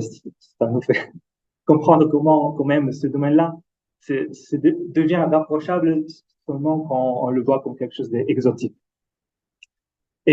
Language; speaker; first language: French; non-native, fluent; Italian